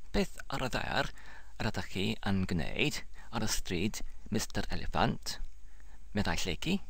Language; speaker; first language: Welsh; non-native, learner; English